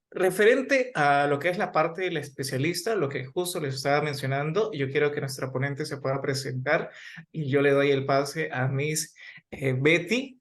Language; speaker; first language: Spanish; native; Spanish